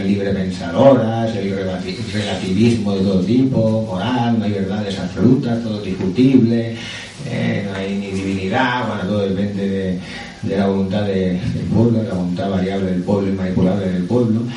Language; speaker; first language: Spanish; native; Spanish